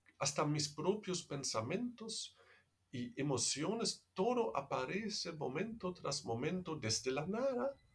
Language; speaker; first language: Spanish; non-native, fluent; German